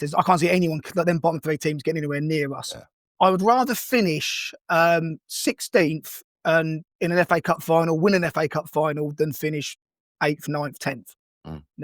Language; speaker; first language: English; native; English